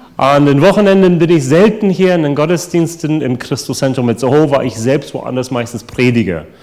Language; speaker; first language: German; non-native, fluent; English